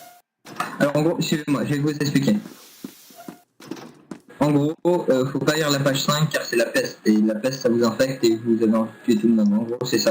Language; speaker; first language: French; native; French